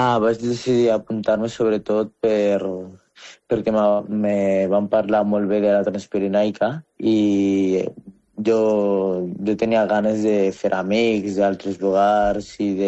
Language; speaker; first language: Catalan; non-native, fluent; Arabic